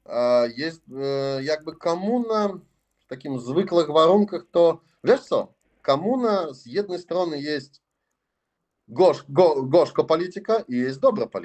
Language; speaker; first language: Polish; non-native, learner; Russian